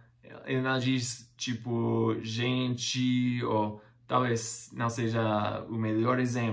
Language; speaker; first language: Portuguese; non-native, fluent; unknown